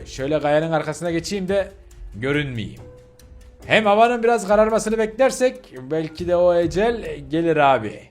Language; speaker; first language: Turkish; native; Turkish